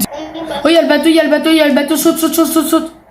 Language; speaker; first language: French; native; French